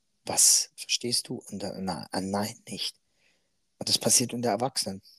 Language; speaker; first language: German; native; German